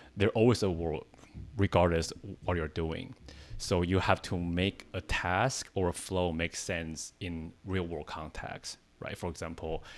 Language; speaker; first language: English; non-native, fluent; Chinese